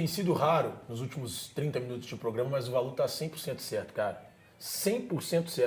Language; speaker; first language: Portuguese; native; Portuguese